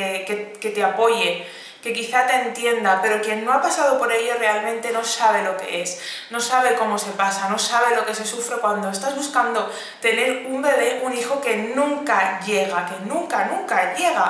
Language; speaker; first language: Spanish; native; Spanish